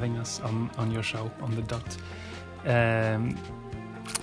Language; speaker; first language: English; non-native, fluent; Norwegian